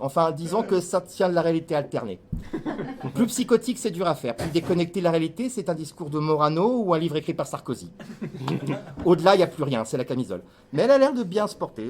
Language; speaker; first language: French; native; French